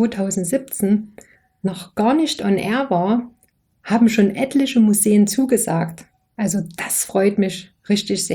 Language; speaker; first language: German; native; German